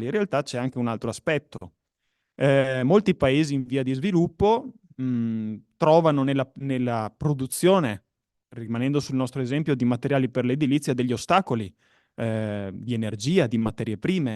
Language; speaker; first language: Italian; native; Italian